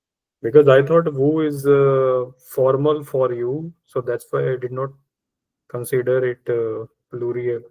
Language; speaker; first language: English; non-native, local second language; Punjabi